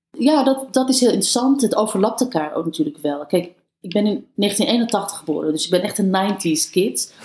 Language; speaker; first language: Dutch; early bilingual, other home language; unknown